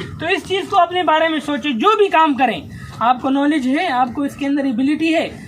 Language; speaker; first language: Urdu; native; Urdu